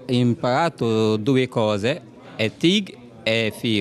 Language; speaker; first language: Italian; non-native, learner; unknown